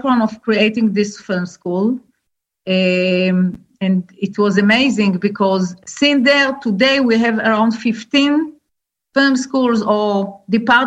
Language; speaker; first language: English; non-native, fluent; Hebrew